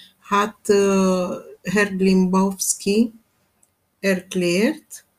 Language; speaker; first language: German; non-native, fluent; Romanian